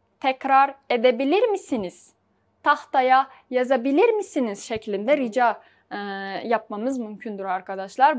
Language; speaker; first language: Turkish; non-native, fluent; Uzbek